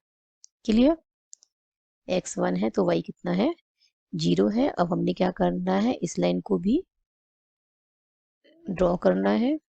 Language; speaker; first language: Hindi; native; Hindi